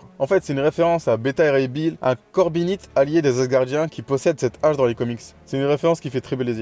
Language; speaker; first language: French; native; French